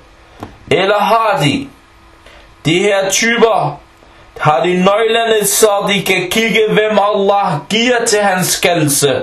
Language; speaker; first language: Danish; non-native, fluent; Arabic